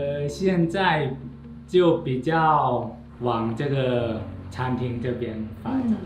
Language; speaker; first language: Chinese; non-native, fluent; Thai